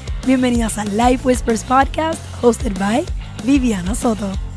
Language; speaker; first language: English; non-native, local second language; Spanish